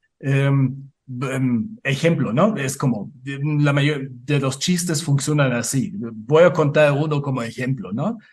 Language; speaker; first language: Spanish; non-native, fluent; German